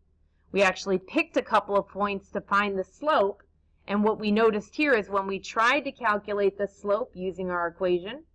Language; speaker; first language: English; native; English